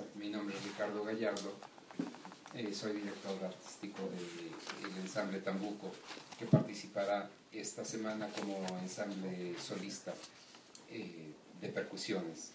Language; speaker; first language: Spanish; native; Spanish